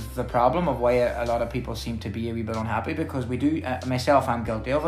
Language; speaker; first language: English; native; English